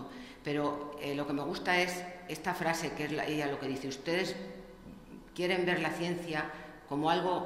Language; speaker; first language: Spanish; native; Spanish